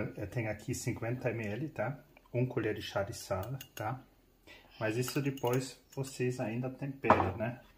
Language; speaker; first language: Portuguese; non-native, fluent; German